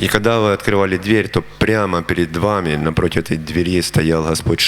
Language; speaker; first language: Russian; native; Russian